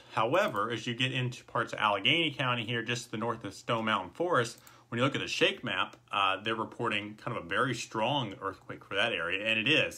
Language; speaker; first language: English; native; English